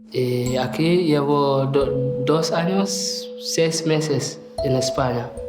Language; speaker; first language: Spanish; non-native, fluent; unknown